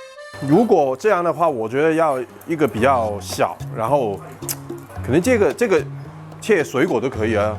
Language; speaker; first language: Chinese; non-native, local second language; Cantonese